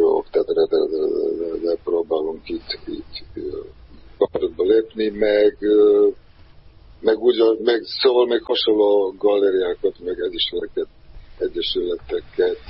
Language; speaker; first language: Hungarian; non-native, fluent; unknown